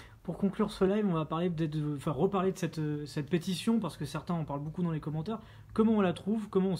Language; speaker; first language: French; native; French